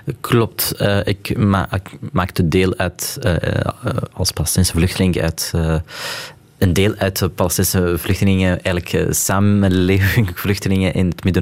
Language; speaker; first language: Dutch; non-native, local second language; Arabic